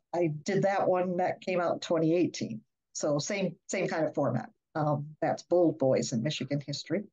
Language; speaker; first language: English; native; English